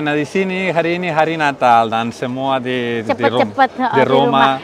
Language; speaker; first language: Indonesian; non-native, learner; Spanish